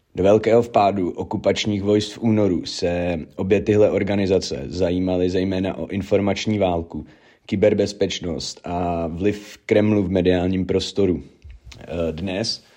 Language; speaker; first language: Czech; native; Czech